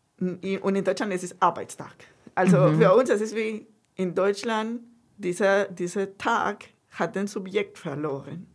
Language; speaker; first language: German; non-native, fluent; Spanish